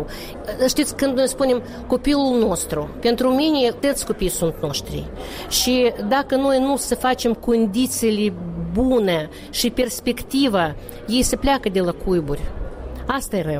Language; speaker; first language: Romanian; non-native, local second language; Russian